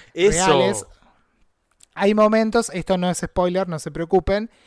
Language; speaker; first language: Spanish; native; Spanish